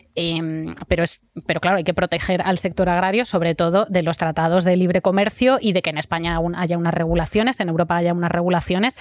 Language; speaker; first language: Spanish; native; Spanish